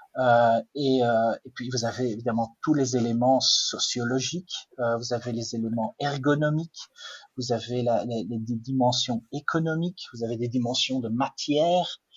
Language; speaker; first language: French; non-native, local second language; Dutch